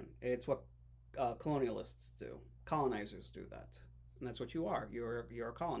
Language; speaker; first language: English; native; English